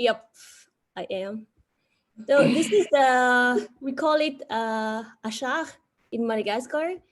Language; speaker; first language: English; non-native, fluent; Malagasy